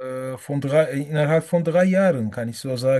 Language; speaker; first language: German; non-native, learner; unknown